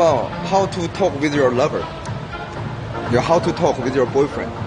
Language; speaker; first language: English; non-native, learner; Korean